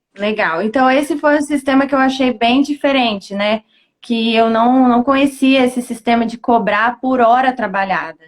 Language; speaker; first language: Portuguese; native; Portuguese